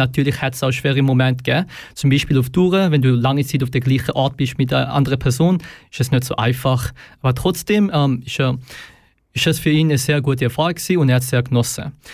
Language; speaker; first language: German; native; German